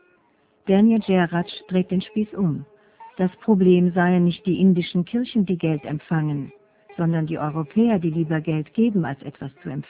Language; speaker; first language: German; native; German